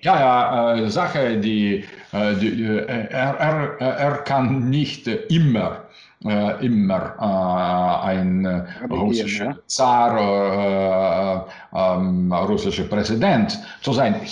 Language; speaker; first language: German; non-native, learner; Russian